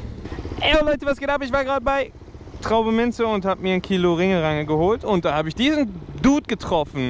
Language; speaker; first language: German; native; German